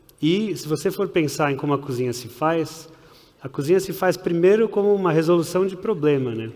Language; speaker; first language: Portuguese; early bilingual, heritage; Portuguese